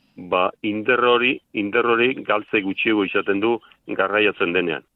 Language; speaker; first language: Basque; native; Basque